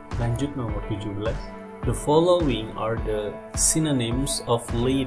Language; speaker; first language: English; non-native, fluent; Indonesian